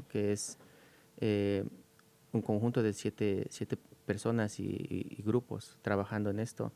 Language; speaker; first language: Spanish; native; Spanish